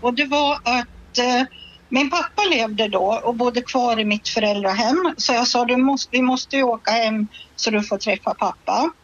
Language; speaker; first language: Swedish; native; Swedish